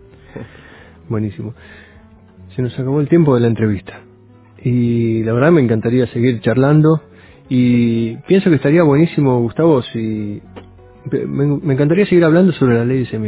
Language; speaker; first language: Spanish; native; Spanish